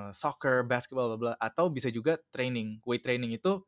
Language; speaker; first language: Indonesian; early bilingual, other home language; English